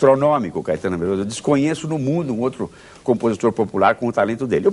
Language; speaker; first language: Portuguese; native; Portuguese